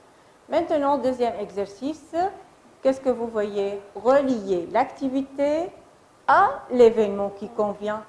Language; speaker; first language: French; non-native, fluent; Arabic